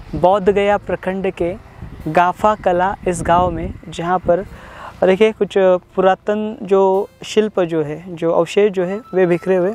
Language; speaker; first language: Hindi; non-native, local second language; Marathi